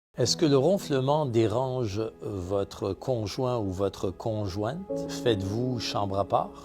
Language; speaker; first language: French; native; French